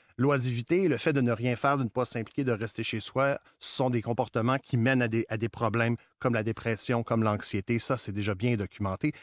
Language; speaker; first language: French; native; French